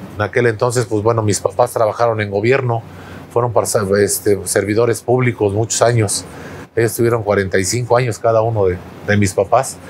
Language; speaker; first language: Spanish; native; Spanish